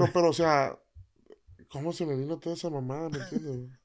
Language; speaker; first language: Spanish; native; Spanish